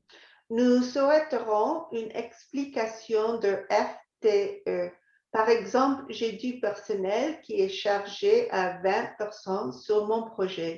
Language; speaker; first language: French; non-native, fluent; English